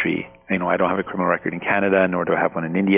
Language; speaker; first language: English; non-native, fluent; Punjabi